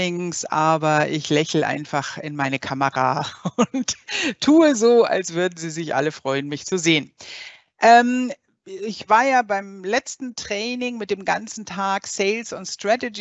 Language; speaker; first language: German; native; German